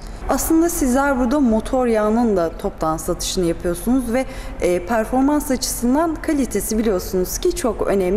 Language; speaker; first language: Turkish; native; Turkish